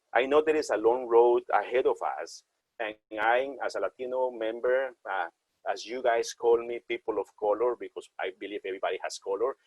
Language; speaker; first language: English; non-native, fluent; Spanish